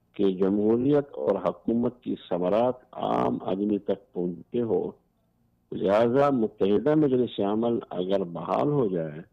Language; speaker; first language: Urdu; non-native, local second language; Pashto